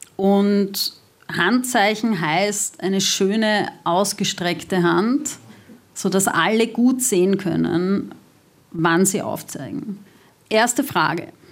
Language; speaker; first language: German; native; German